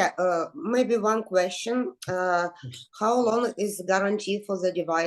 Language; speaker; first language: English; non-native, fluent; Ukrainian